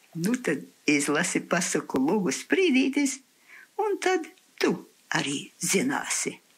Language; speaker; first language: Latvian; early bilingual, heritage; Latvian